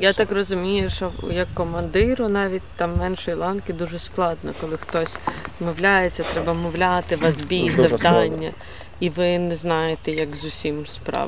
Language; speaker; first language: Ukrainian; native; Ukrainian